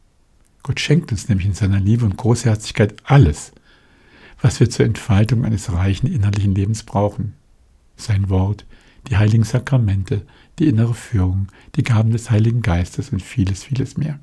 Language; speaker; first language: German; native; German